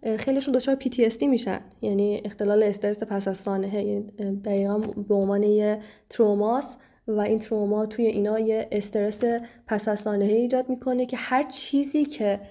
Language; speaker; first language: Persian; native; Persian